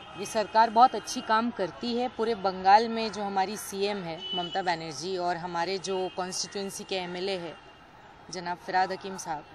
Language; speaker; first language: Hindi; non-native, local second language; Urdu